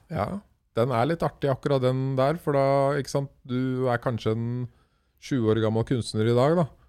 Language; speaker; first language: Norwegian; native; Norwegian